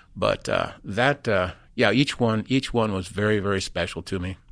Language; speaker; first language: English; native; English